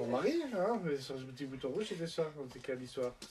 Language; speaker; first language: French; native; French